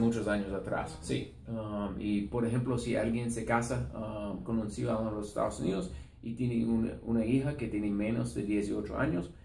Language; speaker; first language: Spanish; non-native, fluent; English